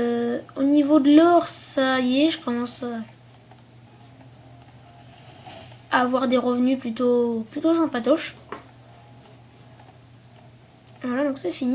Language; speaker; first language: French; native; French